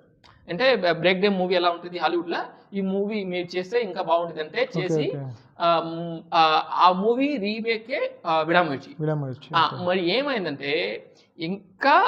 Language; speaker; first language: Telugu; non-native, learner; Tamil